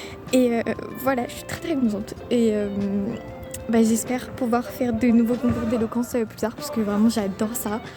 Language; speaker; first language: French; native; French